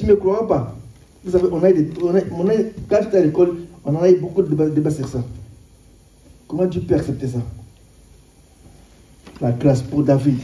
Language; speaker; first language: French; non-native, local second language; Lingala